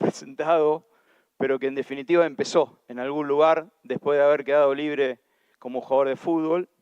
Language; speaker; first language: Spanish; native; Spanish